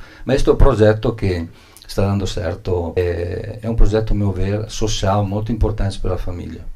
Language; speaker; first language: Portuguese; non-native, learner; Italian